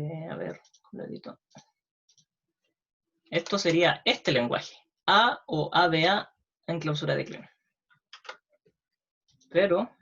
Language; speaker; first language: Spanish; native; Spanish